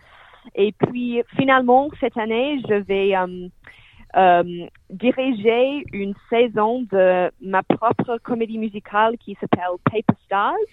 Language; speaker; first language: French; non-native, fluent; English